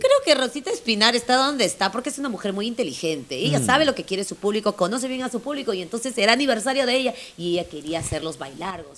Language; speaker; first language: Spanish; native; Spanish